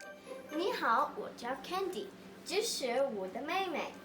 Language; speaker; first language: Chinese; non-native, learner; English